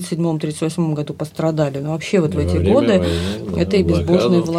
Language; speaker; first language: Russian; native; Russian